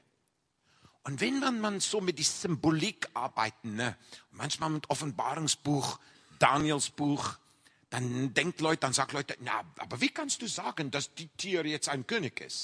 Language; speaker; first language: German; non-native, fluent; English